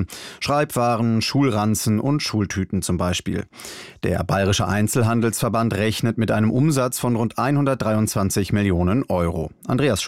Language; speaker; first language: German; native; German